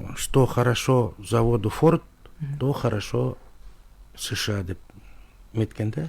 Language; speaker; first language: Russian; non-native, local second language; Kyrgyz